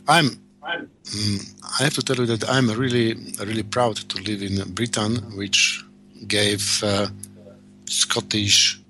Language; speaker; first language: English; non-native, learner; Slovak